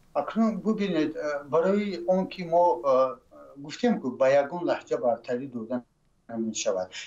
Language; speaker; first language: Persian; native; Persian